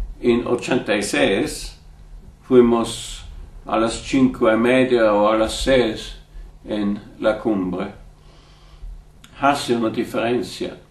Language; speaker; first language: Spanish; non-native, learner; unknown